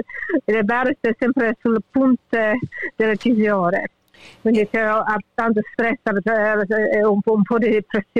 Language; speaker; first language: Italian; early bilingual, heritage; English